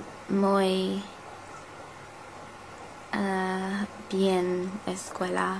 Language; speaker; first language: Spanish; non-native, learner; English